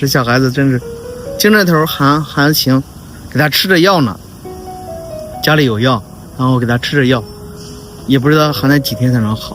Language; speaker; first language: Chinese; native; Chinese